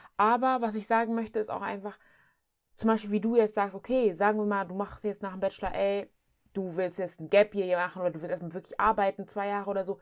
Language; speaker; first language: German; early bilingual, other home language; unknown